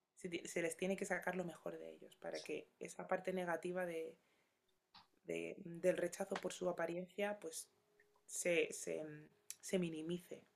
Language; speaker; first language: Spanish; early bilingual, other home language; Yoruba